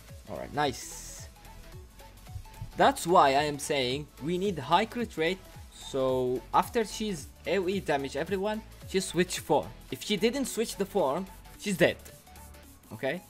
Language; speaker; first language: English; non-native, fluent; Arabic